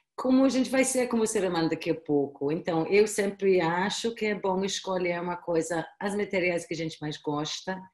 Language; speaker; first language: Portuguese; non-native, fluent; English